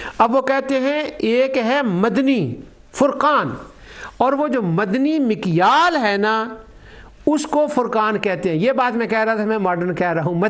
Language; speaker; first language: Urdu; non-native, local second language; Punjabi